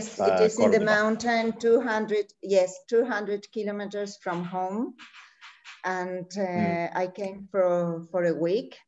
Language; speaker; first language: English; non-native, learner; Spanish